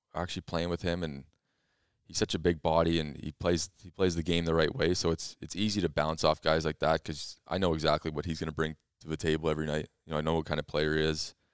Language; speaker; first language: English; native; English